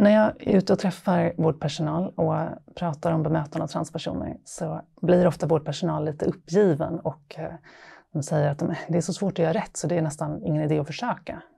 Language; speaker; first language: Swedish; native; Swedish